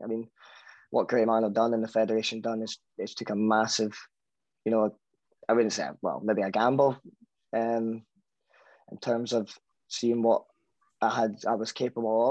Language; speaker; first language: English; native; English